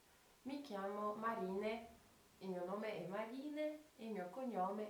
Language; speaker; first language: Italian; non-native, fluent; French